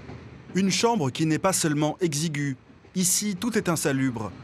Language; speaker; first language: French; native; French